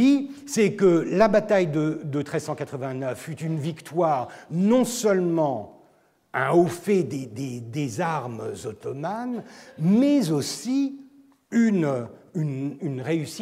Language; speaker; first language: French; non-native, fluent; Turkish